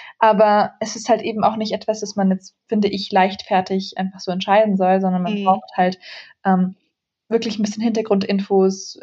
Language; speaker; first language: German; early bilingual, other home language; Central Kurdish